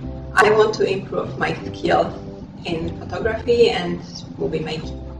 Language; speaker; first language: English; non-native, fluent; Polish